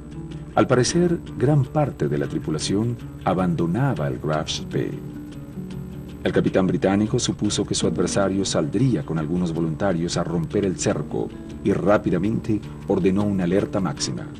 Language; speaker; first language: Spanish; native; Spanish